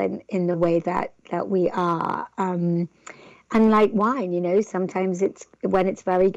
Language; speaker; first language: English; native; English